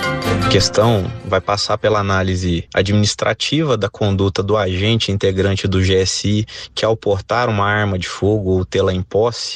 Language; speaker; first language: Portuguese; native; Portuguese